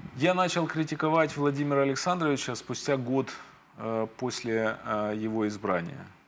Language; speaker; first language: Russian; native; Russian